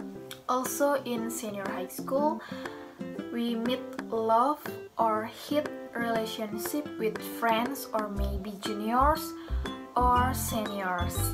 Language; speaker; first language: English; non-native, learner; Indonesian